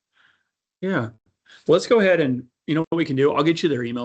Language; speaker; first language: English; native; English